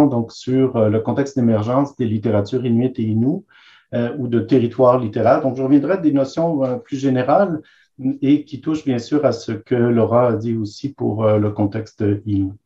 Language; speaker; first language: French; native; French